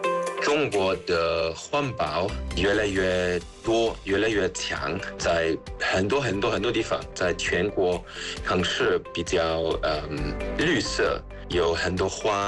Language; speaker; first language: Chinese; non-native, fluent; German